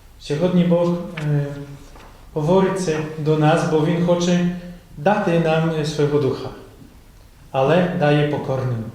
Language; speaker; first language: Ukrainian; non-native, fluent; Polish